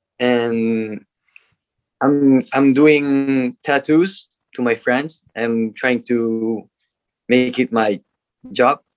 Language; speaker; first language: English; non-native, learner; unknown